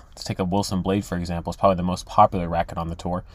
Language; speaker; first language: English; native; English